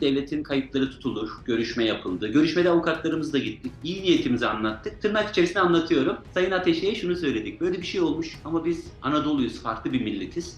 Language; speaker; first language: Turkish; native; Turkish